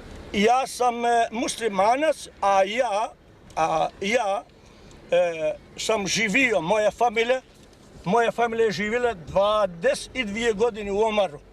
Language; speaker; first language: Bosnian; early bilingual, heritage; Serbian